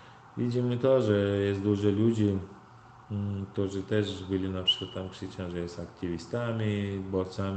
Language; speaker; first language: Polish; non-native, learner; Turkmen